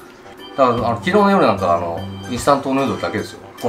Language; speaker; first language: Japanese; native; Japanese